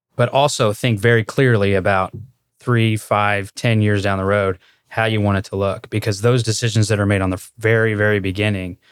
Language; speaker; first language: English; native; English